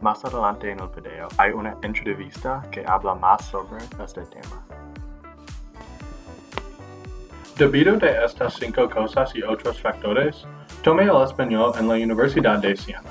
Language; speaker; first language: Spanish; non-native, learner; English